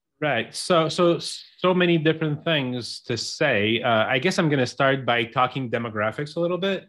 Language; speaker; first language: English; non-native, local second language; French